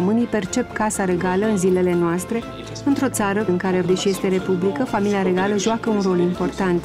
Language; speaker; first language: Romanian; native; Romanian